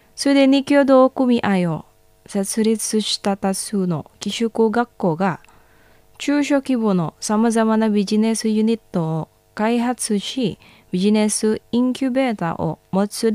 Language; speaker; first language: Japanese; non-native, fluent; Indonesian